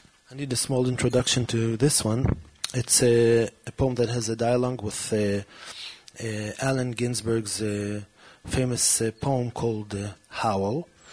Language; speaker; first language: English; early bilingual, other home language; Hebrew